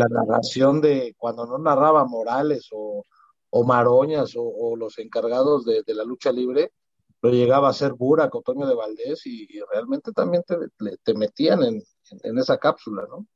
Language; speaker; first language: Spanish; native; Spanish